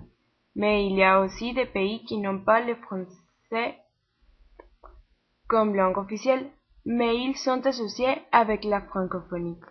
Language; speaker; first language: French; non-native, learner; Spanish